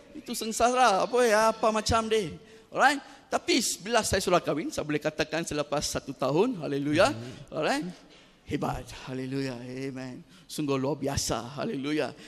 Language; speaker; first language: Malay; non-native, local second language; Tamil